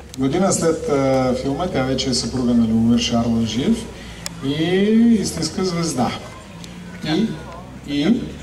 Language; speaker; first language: Bulgarian; native; Bulgarian